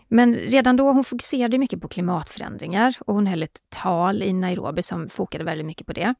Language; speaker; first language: Swedish; native; Swedish